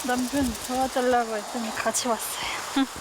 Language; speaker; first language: Korean; non-native, fluent; French